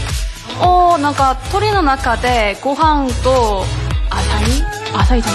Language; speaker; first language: Japanese; non-native, learner; Korean